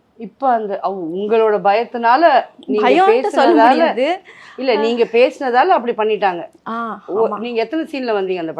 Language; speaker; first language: Tamil; native; Tamil